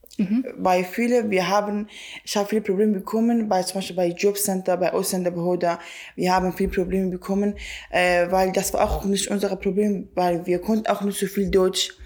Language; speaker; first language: German; non-native, learner; Kurdish